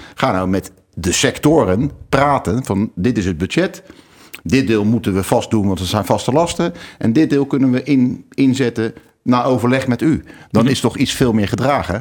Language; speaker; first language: Dutch; native; Dutch